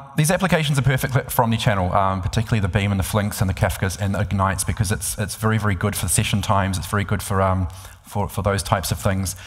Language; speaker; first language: English; native; English